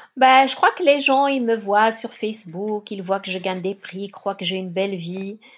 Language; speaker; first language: French; non-native, local second language; Kabyle